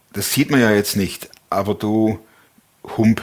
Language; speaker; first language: German; native; German